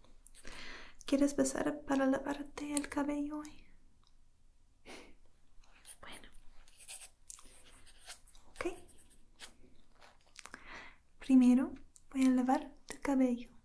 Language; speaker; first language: Spanish; non-native, learner; English